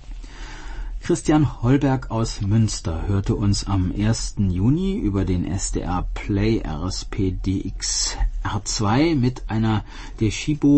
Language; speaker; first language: German; native; German